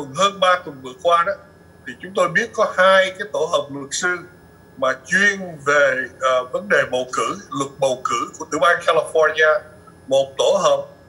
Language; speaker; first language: Vietnamese; early bilingual, other home language; English